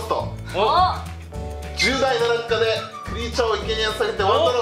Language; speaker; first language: Japanese; native; Japanese